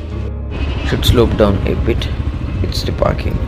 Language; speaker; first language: English; non-native, local second language; Telugu